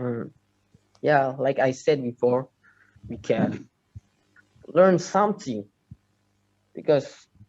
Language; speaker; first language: English; non-native, learner; Indonesian